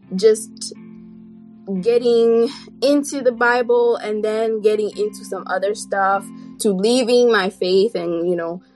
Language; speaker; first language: English; non-native, fluent; French